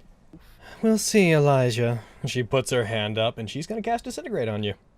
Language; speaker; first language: English; native; English